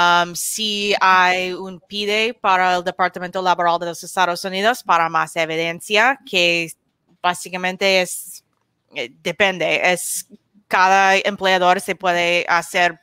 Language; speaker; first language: Spanish; non-native, learner; English